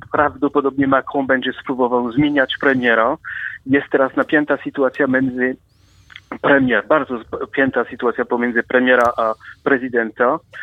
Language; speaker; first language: Polish; non-native, fluent; French